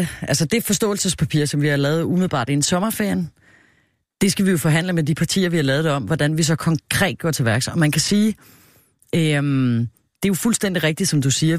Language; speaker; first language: Danish; native; Danish